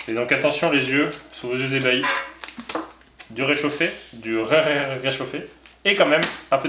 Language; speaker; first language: French; native; French